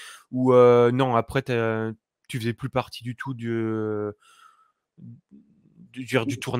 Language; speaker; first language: French; native; French